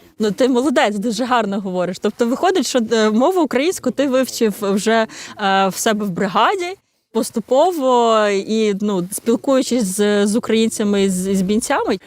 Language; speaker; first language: Ukrainian; native; Ukrainian